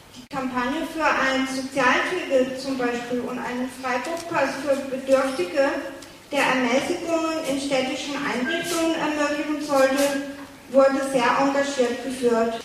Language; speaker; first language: German; native; German